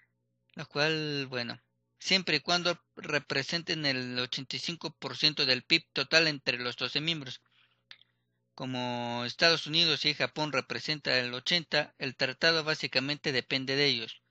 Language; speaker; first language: Spanish; native; Spanish